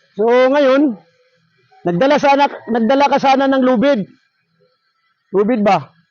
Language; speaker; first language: Filipino; non-native, local second language; Surigaonon